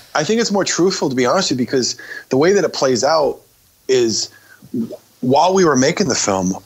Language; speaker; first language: English; native; English